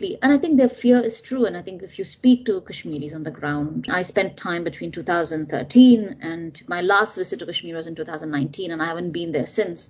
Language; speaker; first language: English; non-native, local second language; Tamil